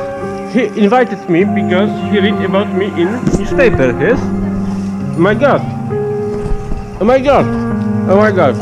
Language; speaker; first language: English; non-native, learner; Polish